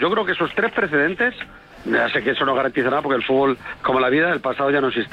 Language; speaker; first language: Spanish; native; Spanish